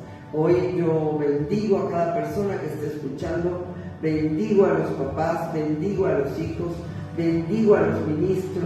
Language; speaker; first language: Spanish; native; Spanish